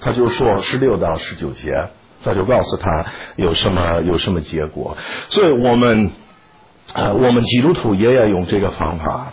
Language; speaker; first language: Chinese; non-native, fluent; English